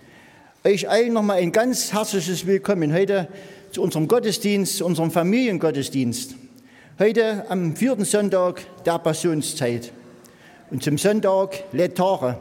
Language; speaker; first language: German; native; German